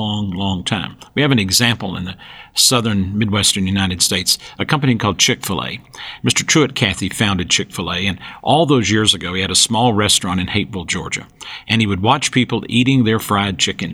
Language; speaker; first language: English; native; English